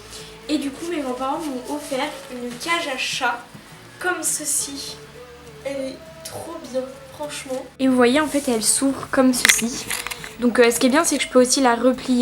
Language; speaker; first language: French; native; French